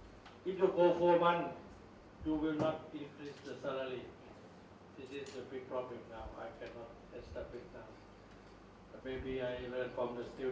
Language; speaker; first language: English; non-native, learner; Thai